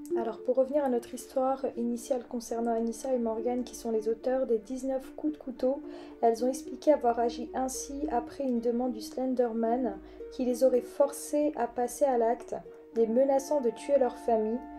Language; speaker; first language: French; native; French